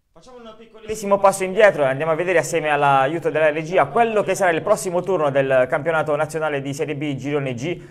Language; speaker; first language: Italian; native; Italian